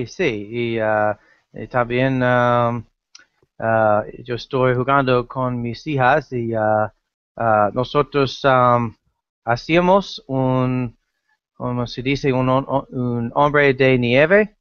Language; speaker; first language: Spanish; non-native, learner; English